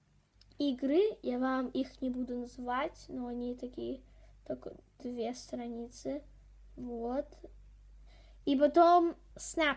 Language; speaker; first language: Russian; early bilingual, heritage; Russian